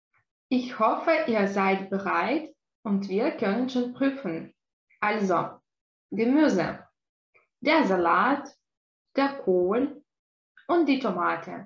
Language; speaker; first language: German; non-native, fluent; Russian